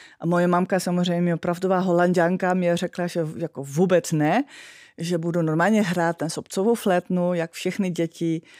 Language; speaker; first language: Czech; non-native, fluent; Dutch